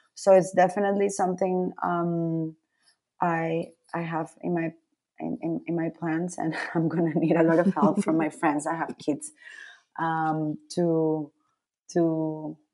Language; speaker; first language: English; non-native, fluent; Spanish